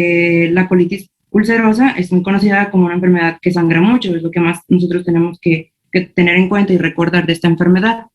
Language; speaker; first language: Spanish; native; Spanish